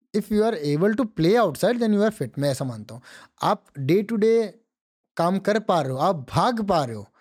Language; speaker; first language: Hindi; non-native, local second language; Odia